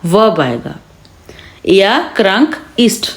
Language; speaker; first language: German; non-native, fluent; Urdu